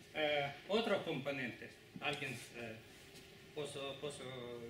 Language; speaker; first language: Italian; non-native, learner; Spanish